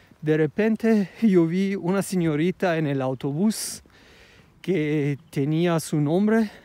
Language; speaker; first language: Spanish; non-native, fluent; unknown